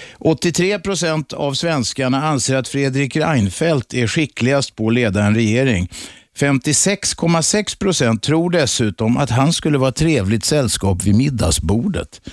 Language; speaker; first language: Swedish; native; Swedish